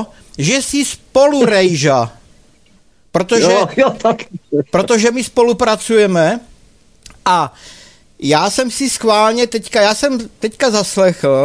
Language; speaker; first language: Czech; native; Czech